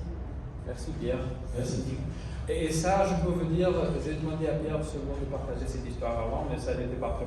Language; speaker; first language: French; non-native, fluent; Portuguese